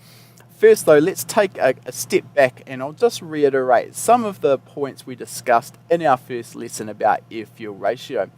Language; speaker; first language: English; native; English